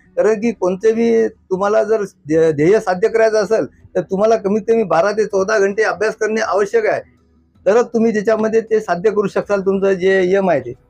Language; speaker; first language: Marathi; native; Marathi